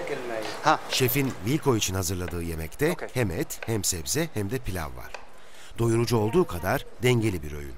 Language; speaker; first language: Turkish; native; Turkish